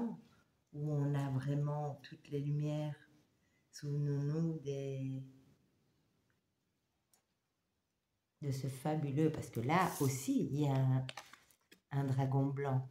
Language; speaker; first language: French; native; French